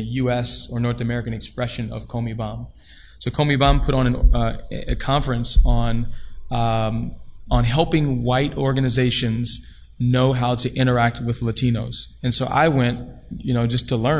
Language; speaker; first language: English; native; English